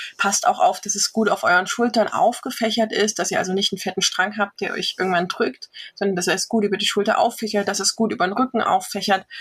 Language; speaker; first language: German; native; German